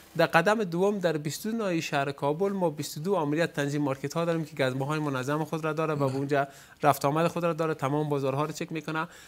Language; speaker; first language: Persian; native; Persian